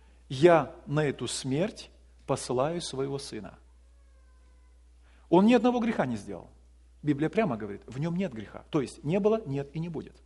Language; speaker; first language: Russian; native; Russian